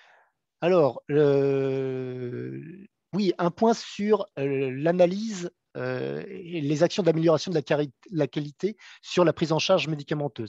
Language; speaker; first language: French; native; French